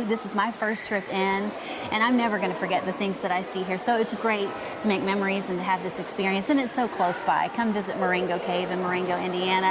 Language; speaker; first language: English; native; English